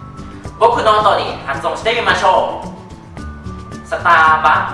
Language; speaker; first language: Japanese; non-native, fluent; Thai